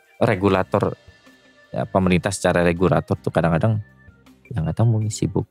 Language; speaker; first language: Indonesian; native; Indonesian